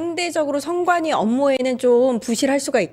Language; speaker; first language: Korean; native; Korean